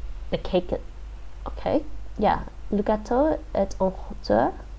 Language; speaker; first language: French; non-native, learner; English